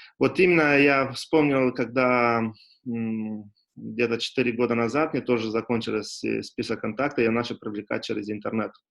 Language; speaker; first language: Russian; non-native, local second language; Romanian